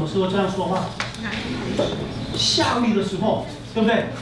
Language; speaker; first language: Chinese; non-native, fluent; Korean